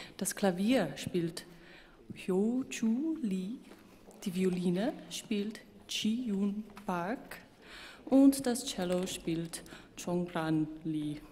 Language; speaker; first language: German; native; German